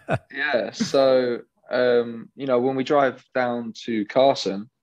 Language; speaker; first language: English; native; English